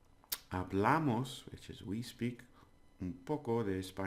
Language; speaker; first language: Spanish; non-native, learner; English